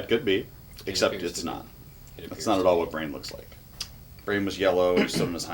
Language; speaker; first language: English; native; English